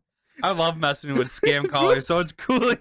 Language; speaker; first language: English; native; English